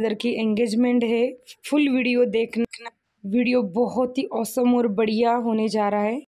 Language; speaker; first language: Hindi; non-native, local second language; Marathi